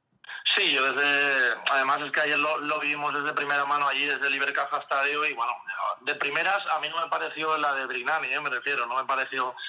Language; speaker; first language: Spanish; native; Spanish